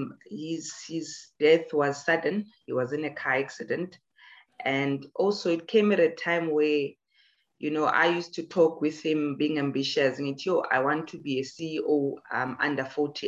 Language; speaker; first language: English; non-native, local second language; Zulu